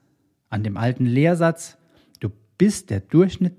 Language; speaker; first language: German; native; German